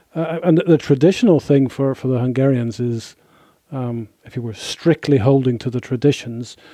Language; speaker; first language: English; native; English